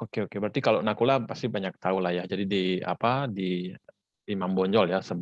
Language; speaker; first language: Indonesian; native; Indonesian